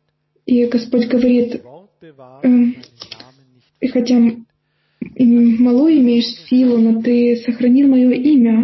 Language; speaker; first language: Russian; non-native, fluent; German